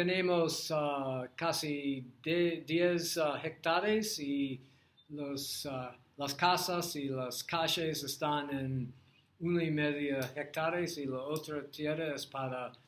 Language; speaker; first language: Spanish; non-native, learner; English